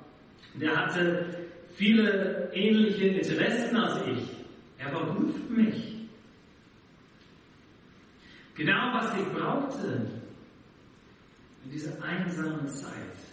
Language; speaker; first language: German; non-native, fluent; English